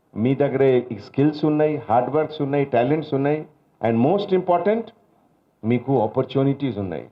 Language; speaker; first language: Telugu; non-native, learner; Hindi